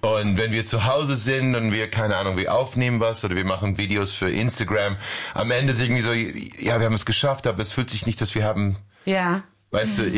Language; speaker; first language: German; non-native, fluent; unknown